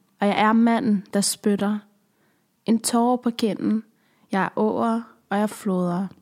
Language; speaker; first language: Danish; early bilingual, other home language; Persian